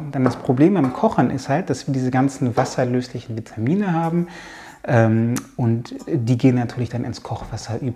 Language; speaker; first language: German; native; German